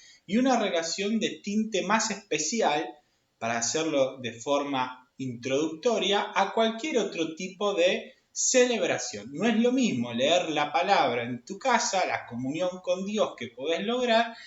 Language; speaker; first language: Spanish; native; Spanish